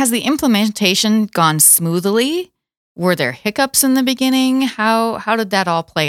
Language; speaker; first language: English; native; English